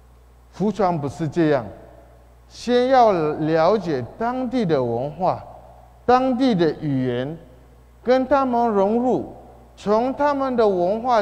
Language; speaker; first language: Chinese; non-native, fluent; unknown